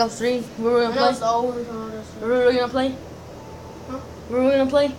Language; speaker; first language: English; native; English